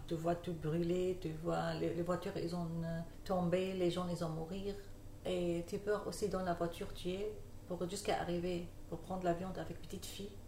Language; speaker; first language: French; non-native, learner; Arabic